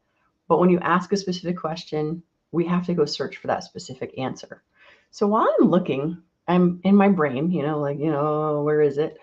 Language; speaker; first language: English; native; English